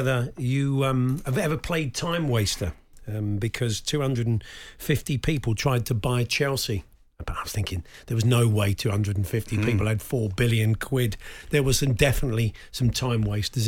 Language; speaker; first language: English; native; English